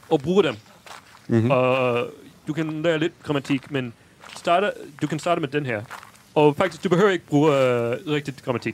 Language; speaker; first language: Danish; non-native, fluent; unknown